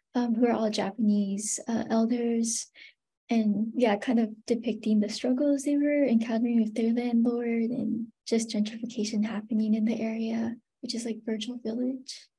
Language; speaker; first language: English; native; English